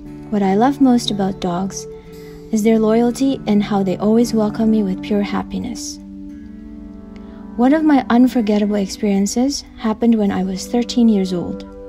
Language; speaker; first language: English; non-native, fluent; Indonesian